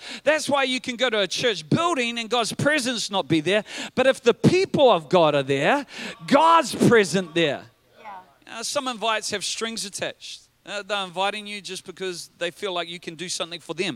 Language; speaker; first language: English; native; English